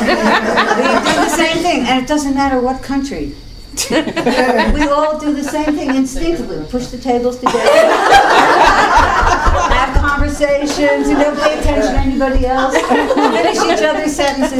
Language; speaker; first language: English; native; English